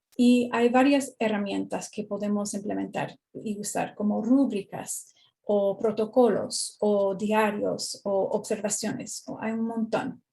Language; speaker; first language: Spanish; non-native, fluent; English